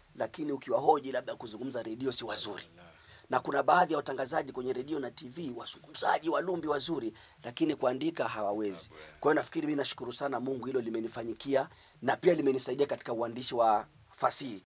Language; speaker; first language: Swahili; native; Swahili